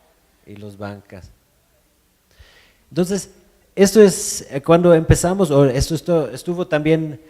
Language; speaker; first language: Spanish; non-native, fluent; German